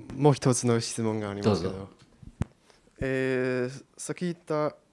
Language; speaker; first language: Japanese; non-native, learner; Chinese